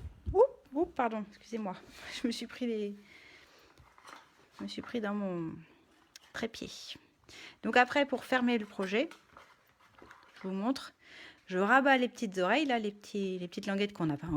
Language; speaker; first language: French; native; French